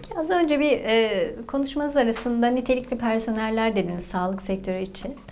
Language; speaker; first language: Turkish; native; Turkish